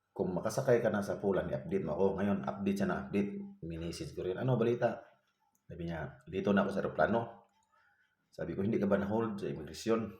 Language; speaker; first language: Filipino; non-native, local second language; Cebuano